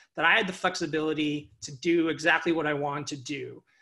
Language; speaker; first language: English; native; English